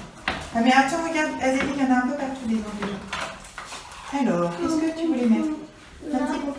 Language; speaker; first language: French; native; French